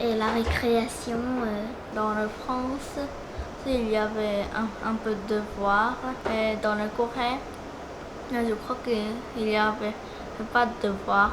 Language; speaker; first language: French; non-native, learner; Korean